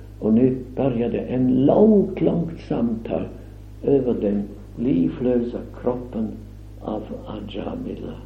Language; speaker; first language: Swedish; non-native, fluent; German